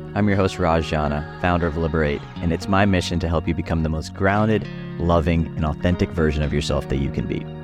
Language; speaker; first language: English; native; English